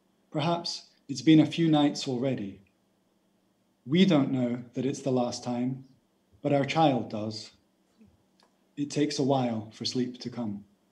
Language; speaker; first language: English; native; English